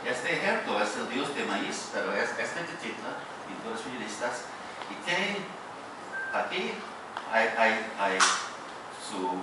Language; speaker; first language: Spanish; non-native, fluent; English